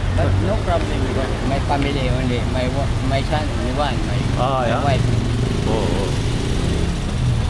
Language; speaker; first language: English; non-native, learner; Filipino